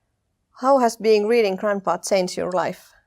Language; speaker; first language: English; non-native, fluent; Finnish